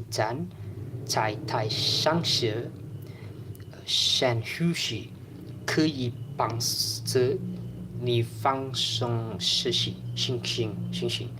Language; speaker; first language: Chinese; non-native, learner; Indonesian